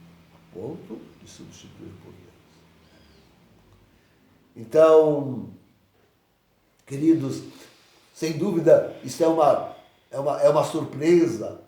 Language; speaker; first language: Portuguese; native; Portuguese